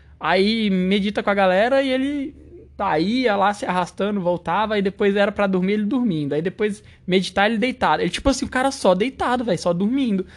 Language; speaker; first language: Portuguese; native; Portuguese